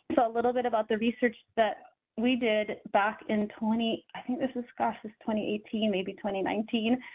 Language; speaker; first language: English; native; English